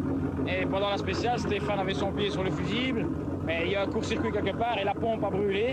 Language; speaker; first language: French; native; French